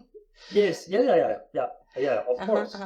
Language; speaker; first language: English; non-native, fluent; German